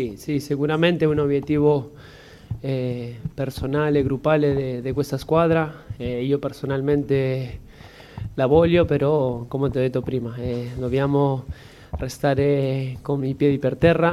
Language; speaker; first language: Italian; non-native, fluent; Spanish